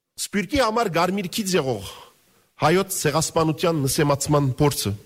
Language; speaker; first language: Armenian; early bilingual, heritage; Armenian